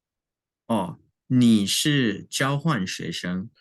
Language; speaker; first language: Chinese; non-native, learner; English